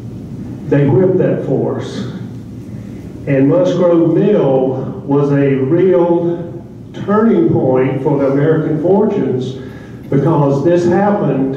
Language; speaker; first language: English; native; English